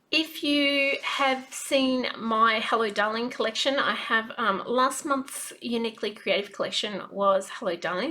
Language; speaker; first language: English; native; English